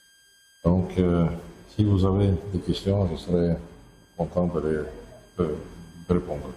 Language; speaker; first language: French; non-native, fluent; Russian